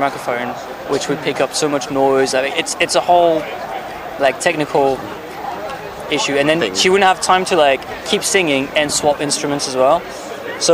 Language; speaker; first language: English; non-native, fluent; French